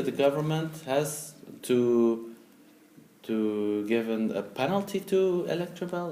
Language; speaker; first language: English; non-native, fluent; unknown